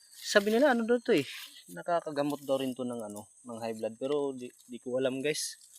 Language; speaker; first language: Filipino; non-native, local second language; Cebuano